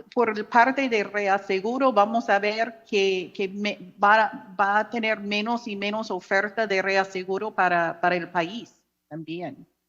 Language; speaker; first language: Spanish; non-native, fluent; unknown